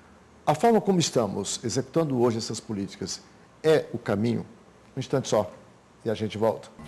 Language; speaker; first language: Portuguese; native; Portuguese